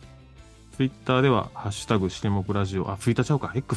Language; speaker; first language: Japanese; native; Japanese